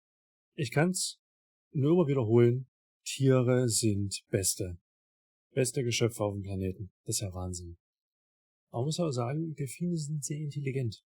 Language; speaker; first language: German; native; German